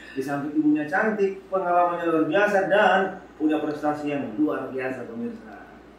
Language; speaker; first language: Indonesian; native; Indonesian